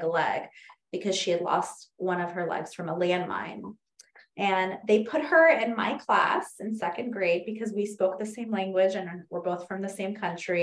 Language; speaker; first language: English; native; English